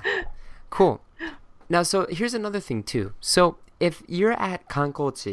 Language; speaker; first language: English; native; English